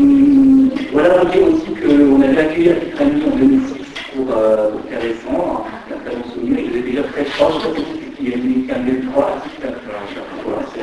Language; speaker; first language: French; native; French